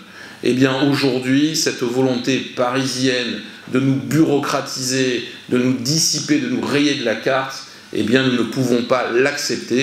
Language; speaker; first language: French; native; French